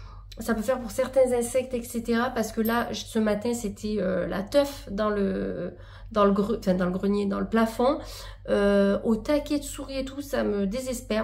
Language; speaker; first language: French; native; French